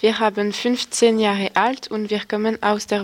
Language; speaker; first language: German; non-native, learner; French